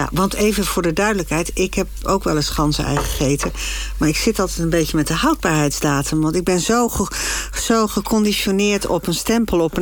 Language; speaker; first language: Dutch; native; Dutch